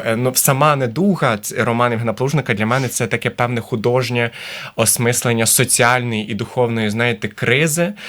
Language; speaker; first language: Ukrainian; native; Ukrainian